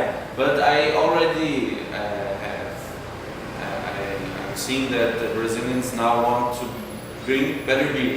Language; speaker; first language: English; non-native, fluent; German